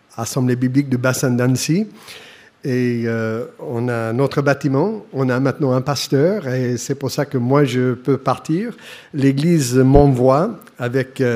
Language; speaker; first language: French; non-native, fluent; English